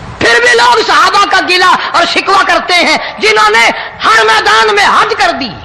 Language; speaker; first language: Urdu; non-native, local second language; Saraiki